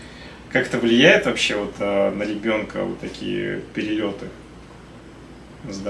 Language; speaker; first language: Russian; native; Russian